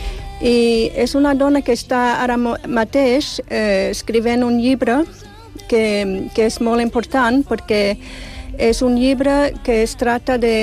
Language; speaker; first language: Catalan; non-native, fluent; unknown